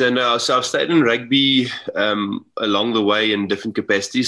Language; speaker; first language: English; non-native, local second language; Afrikaans